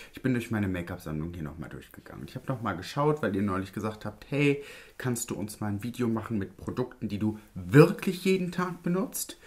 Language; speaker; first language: German; early bilingual, other home language; Italian